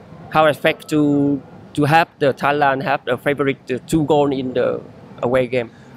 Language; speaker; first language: English; non-native, learner; Vietnamese